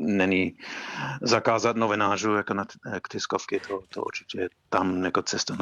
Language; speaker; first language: Czech; non-native, fluent; English